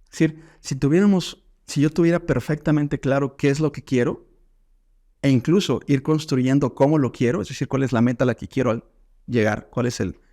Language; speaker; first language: Spanish; native; Spanish